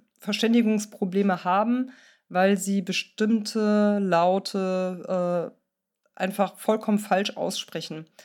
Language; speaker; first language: German; native; German